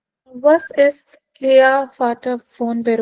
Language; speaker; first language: German; non-native, learner; Urdu